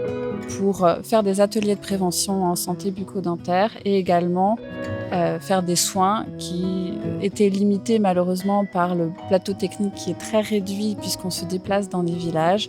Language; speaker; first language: French; native; French